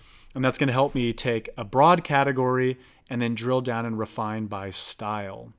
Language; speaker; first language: English; native; English